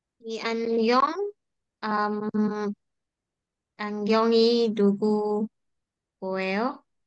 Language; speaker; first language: Korean; non-native, learner; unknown